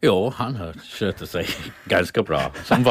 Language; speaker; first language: Swedish; non-native, learner; English